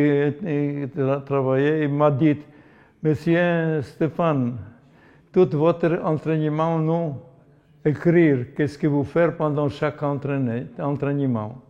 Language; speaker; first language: French; non-native, learner; Polish